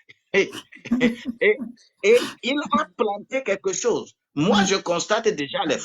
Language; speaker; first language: French; non-native, local second language; Ewe